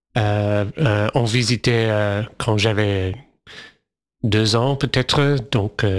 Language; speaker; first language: French; non-native, learner; English